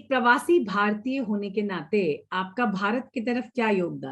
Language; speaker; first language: Hindi; native; Hindi